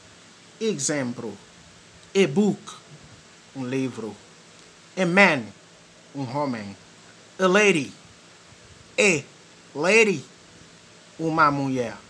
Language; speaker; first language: Portuguese; non-native, fluent; French